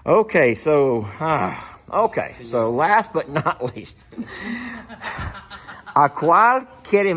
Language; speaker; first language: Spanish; non-native, learner; English